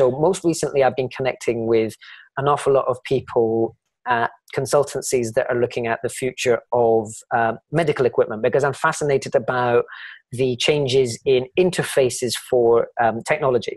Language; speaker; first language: English; native; English